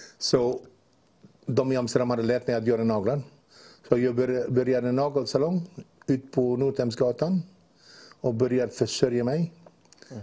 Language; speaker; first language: Swedish; non-native, fluent; Dutch